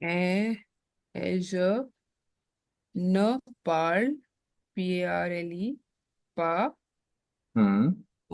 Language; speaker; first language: French; non-native, learner; Hindi